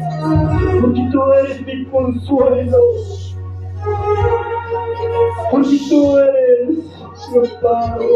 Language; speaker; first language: Spanish; non-native, local second language; Quechua